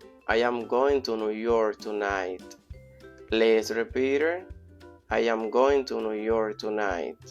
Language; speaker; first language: English; non-native, fluent; Spanish